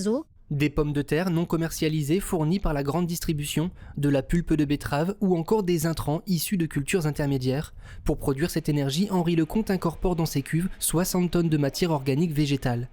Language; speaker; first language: French; native; French